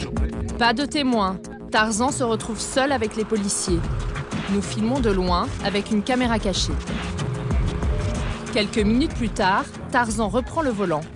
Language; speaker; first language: French; native; French